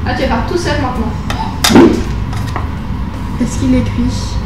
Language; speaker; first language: French; native; French